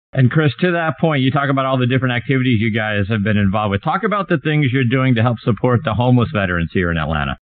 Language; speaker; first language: English; native; English